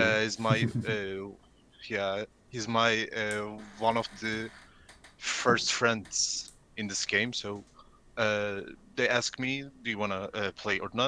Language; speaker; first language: English; non-native, learner; Turkish